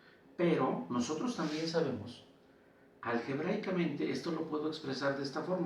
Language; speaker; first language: Spanish; native; Spanish